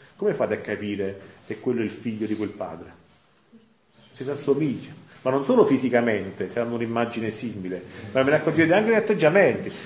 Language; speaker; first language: Italian; native; Italian